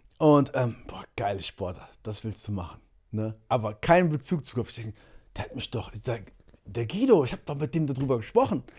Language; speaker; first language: German; early bilingual, other home language; Portuguese